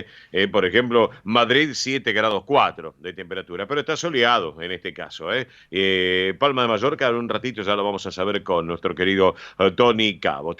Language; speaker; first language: Spanish; native; Spanish